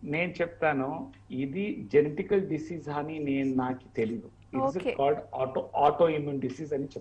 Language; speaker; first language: Telugu; non-native, learner; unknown